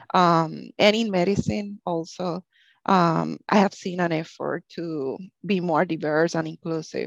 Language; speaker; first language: English; non-native, fluent; Spanish